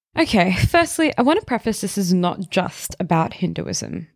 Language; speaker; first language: English; early bilingual, other home language; Hindi